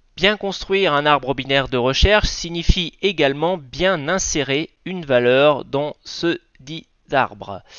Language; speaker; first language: French; native; French